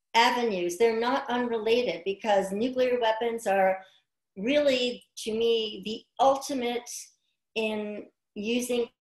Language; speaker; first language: English; native; English